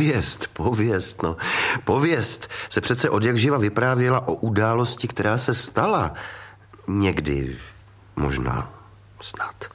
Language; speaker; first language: Czech; native; Czech